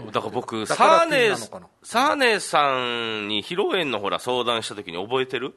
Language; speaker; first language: Japanese; native; Japanese